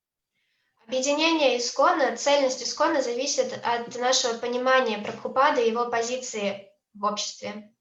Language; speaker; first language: Russian; native; Russian